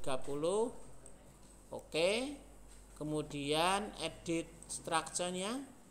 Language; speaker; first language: Indonesian; native; Indonesian